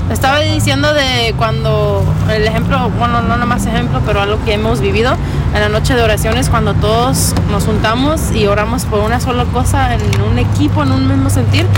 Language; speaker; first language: Spanish; early bilingual, heritage; Spanish